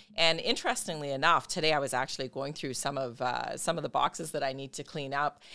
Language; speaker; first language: English; native; English